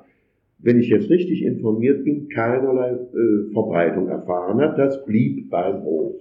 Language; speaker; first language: German; native; German